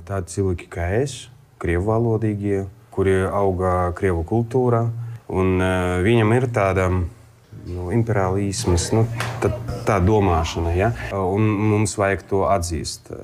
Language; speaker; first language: Latvian; non-native, learner; Russian